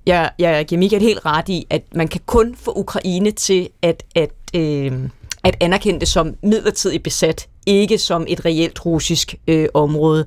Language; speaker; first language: Danish; native; Danish